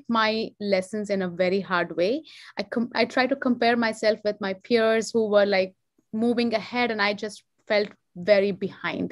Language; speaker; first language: English; non-native, local second language; Telugu